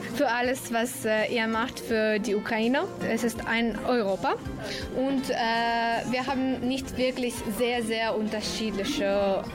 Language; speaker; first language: German; non-native, learner; Ukrainian